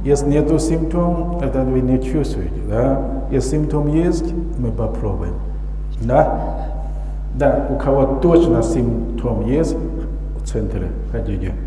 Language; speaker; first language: Russian; non-native, learner; Chinese